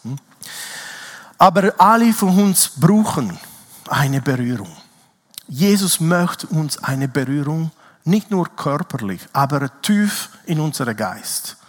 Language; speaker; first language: German; non-native, fluent; Italian